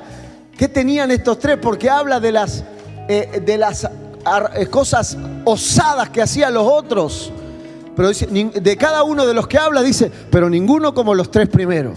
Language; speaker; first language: Spanish; native; Spanish